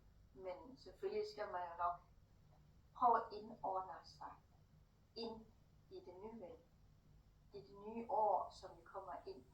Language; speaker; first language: Danish; non-native, fluent; Thai